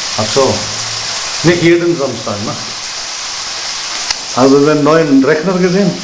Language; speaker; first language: German; non-native, fluent; Hindi